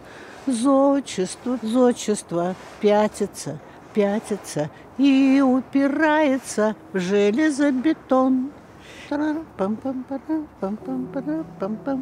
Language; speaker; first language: Russian; native; Russian